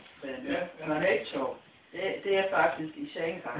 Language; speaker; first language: Danish; non-native, fluent; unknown